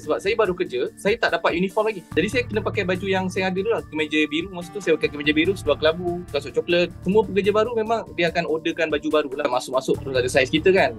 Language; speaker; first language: Malay; native; Malay